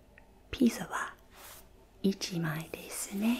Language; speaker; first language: Japanese; non-native, fluent; English